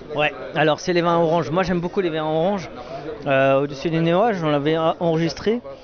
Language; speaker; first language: French; native; French